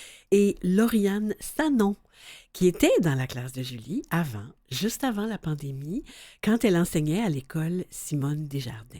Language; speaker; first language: French; native; French